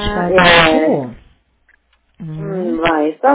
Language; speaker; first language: English; non-native, learner; Korean